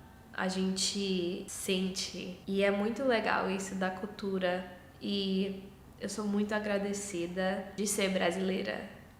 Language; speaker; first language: Portuguese; early bilingual, heritage; English